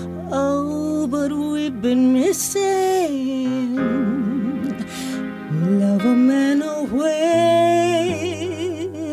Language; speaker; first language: English; native; English